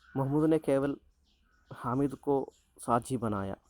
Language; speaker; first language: Hindi; non-native, local second language; Malayalam